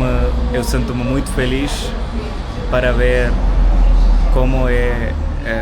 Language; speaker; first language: Portuguese; non-native, learner; Malayalam